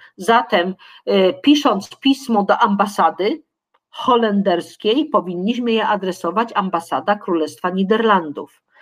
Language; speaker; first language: Polish; native; Polish